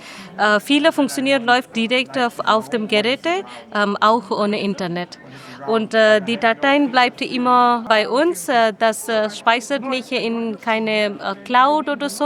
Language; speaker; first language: German; non-native, learner; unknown